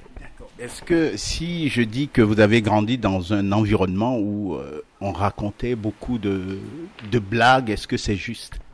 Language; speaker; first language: French; native; French